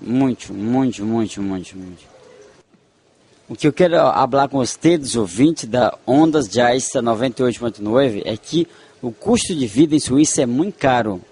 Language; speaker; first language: Spanish; non-native, fluent; Portuguese